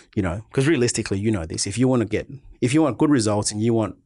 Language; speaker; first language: English; native; English